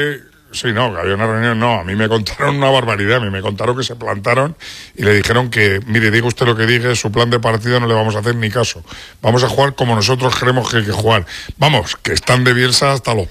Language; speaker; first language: Spanish; native; Spanish